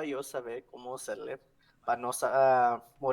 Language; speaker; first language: Spanish; non-native, learner; English